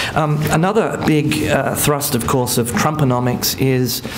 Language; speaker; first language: English; native; English